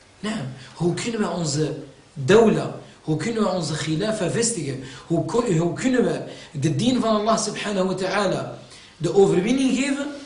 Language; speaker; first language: Dutch; early bilingual, other home language; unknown